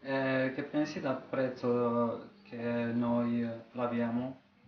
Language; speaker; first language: Italian; non-native, learner; Romanian